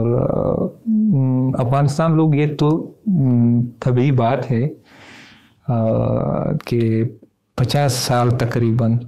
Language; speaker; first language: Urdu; non-native, fluent; Pashto